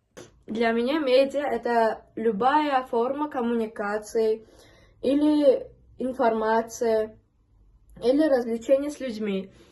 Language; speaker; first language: Russian; non-native, local second language; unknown